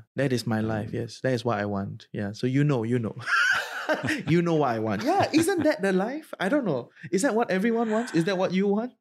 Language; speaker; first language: English; non-native, fluent; Spanish